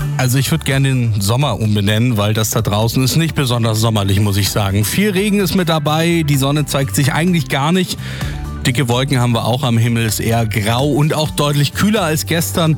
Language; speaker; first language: German; native; German